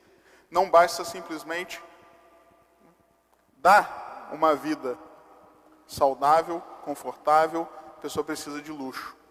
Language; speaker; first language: Portuguese; native; Portuguese